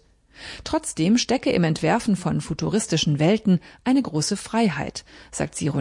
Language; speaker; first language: German; native; German